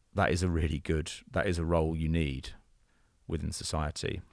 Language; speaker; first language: English; native; English